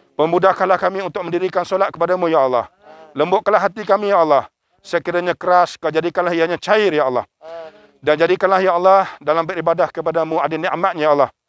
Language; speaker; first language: Malay; native; Malay